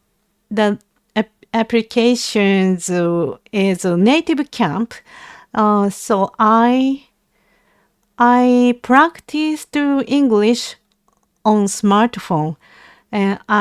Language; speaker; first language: English; non-native, learner; Japanese